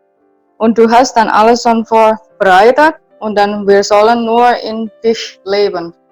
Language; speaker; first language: German; non-native, learner; Indonesian